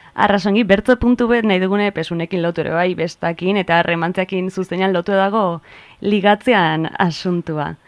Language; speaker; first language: Basque; native; Basque